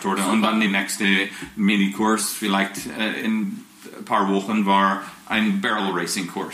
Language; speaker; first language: German; non-native, fluent; English